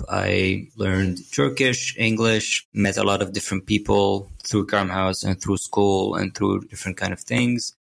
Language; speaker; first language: English; non-native, fluent; Arabic